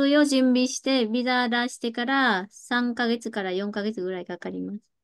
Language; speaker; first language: Japanese; non-native, fluent; Vietnamese